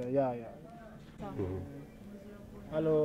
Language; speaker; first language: German; non-native, learner; Swahili